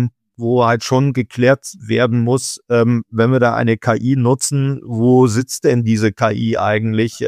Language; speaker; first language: German; native; German